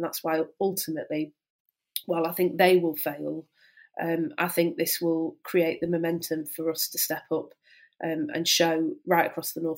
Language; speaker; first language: English; native; English